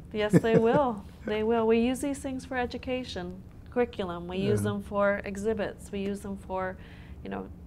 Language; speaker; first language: English; native; English